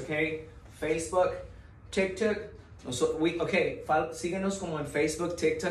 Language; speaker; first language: Spanish; native; Spanish